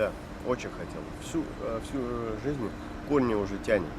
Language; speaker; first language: Russian; early bilingual, heritage; Dutch